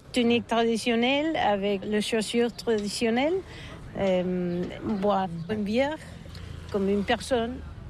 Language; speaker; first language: French; non-native, learner; Catalan